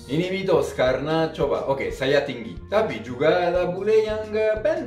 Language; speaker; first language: Indonesian; non-native, fluent; French